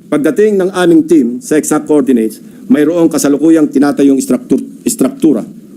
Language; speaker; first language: Filipino; native; Filipino